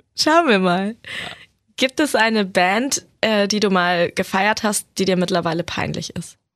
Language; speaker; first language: German; native; German